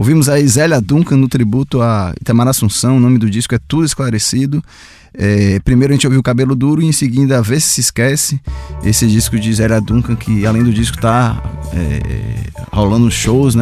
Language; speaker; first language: Portuguese; native; Portuguese